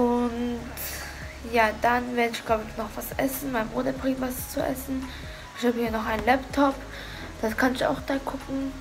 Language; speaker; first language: German; early bilingual, other home language; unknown